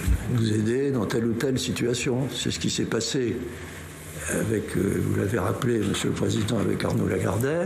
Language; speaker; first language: French; native; French